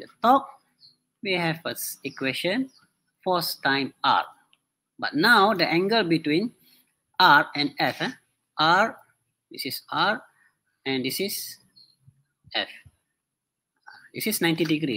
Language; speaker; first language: English; non-native, local second language; Malay